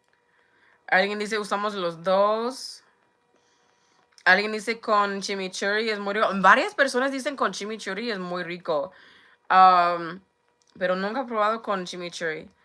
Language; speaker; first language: Spanish; non-native, learner; English